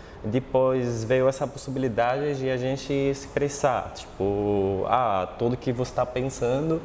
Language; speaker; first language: Portuguese; non-native, fluent; Arabic